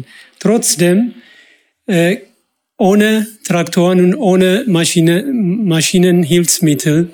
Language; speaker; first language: German; non-native, fluent; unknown